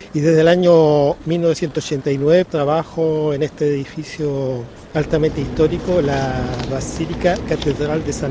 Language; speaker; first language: Spanish; native; Spanish